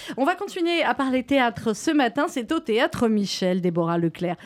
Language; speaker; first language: French; native; French